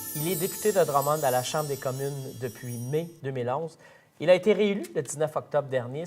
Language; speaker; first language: French; native; French